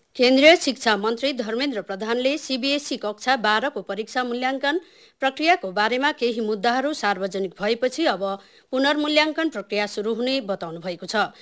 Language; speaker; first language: Nepali; native; Nepali